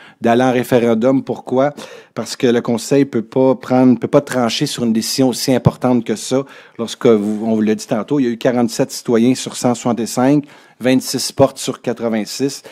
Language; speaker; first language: French; native; French